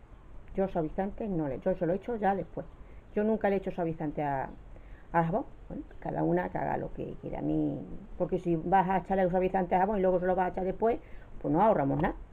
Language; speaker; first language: Spanish; native; Spanish